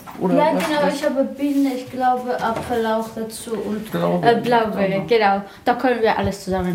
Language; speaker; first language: German; non-native, learner; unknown